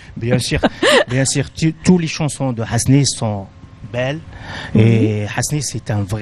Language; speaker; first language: French; non-native, local second language; Arabic